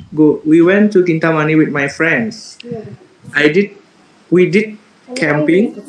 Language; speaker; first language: English; non-native, learner; Indonesian